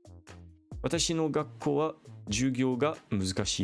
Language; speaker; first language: Japanese; non-native, learner; French